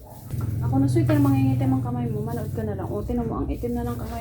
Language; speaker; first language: Filipino; native; Filipino